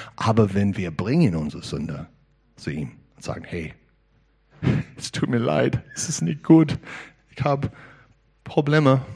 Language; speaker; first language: German; non-native, learner; English